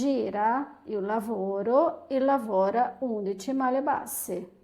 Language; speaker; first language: Italian; non-native, fluent; Portuguese